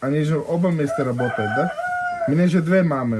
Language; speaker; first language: Russian; non-native, learner; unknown